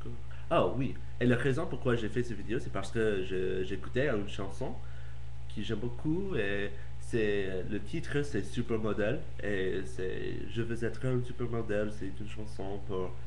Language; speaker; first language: French; non-native, learner; English